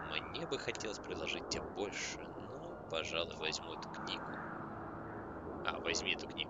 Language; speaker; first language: Russian; native; Russian